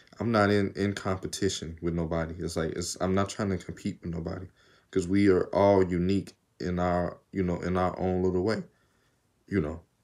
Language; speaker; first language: English; native; English